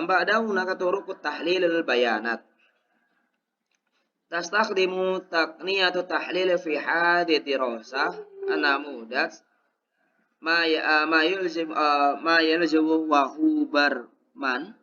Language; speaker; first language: Arabic; non-native, learner; Indonesian